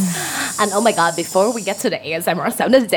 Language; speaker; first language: English; non-native, local second language; Chinese